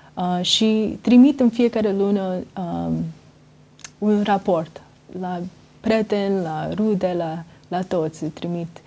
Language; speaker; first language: Romanian; early bilingual, heritage; Romanian